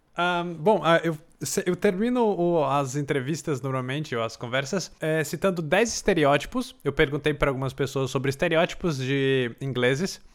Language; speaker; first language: Portuguese; native; Portuguese